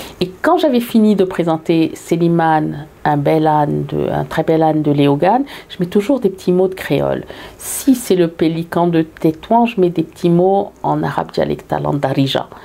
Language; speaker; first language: French; early bilingual, heritage; French